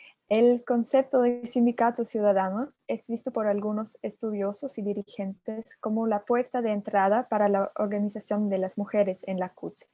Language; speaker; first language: Spanish; non-native, fluent; German